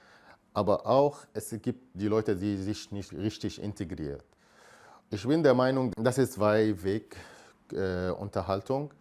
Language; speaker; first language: German; non-native, fluent; Arabic